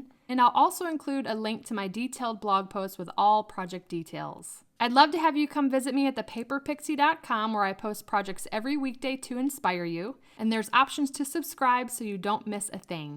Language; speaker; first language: English; native; English